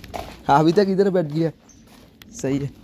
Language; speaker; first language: Hindi; non-native, learner; Bangla